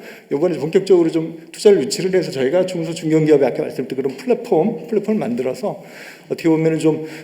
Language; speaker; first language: Korean; native; Korean